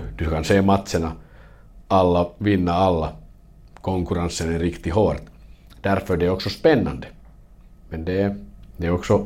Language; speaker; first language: Swedish; non-native, learner; Finnish